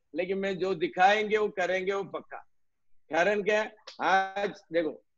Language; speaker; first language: Hindi; non-native, local second language; Malayalam